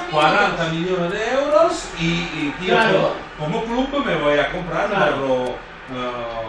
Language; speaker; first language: Spanish; non-native, learner; Italian